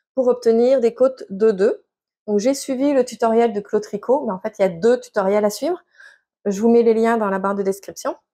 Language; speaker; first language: French; native; French